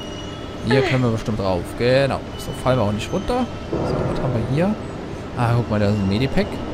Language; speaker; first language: German; native; German